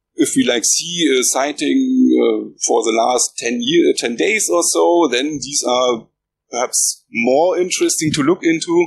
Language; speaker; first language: English; non-native, fluent; German